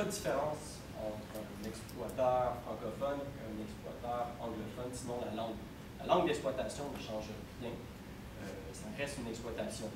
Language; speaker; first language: French; native; French